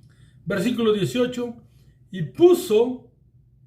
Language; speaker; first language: Spanish; native; Spanish